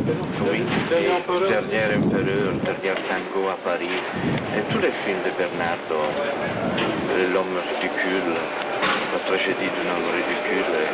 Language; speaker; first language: French; non-native, fluent; Italian